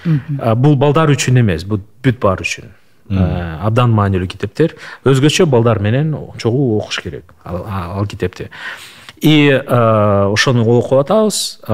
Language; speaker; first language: Kyrgyz; non-native, local second language; Russian